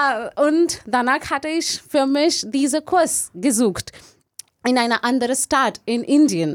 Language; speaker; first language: German; non-native, learner; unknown